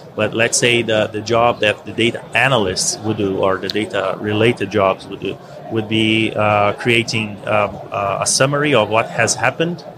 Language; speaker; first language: English; non-native, fluent; Portuguese